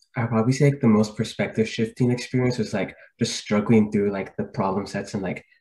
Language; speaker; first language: English; native; English